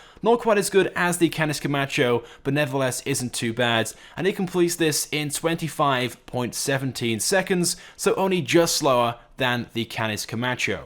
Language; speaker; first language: English; native; English